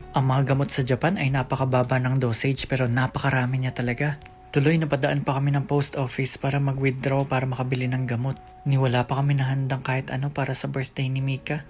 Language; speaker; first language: Filipino; native; Filipino